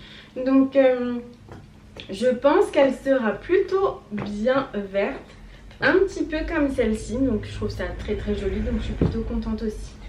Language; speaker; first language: French; native; French